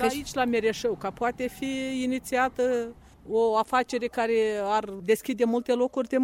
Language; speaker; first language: Romanian; native; Romanian